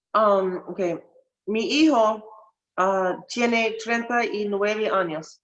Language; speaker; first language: Spanish; non-native, learner; English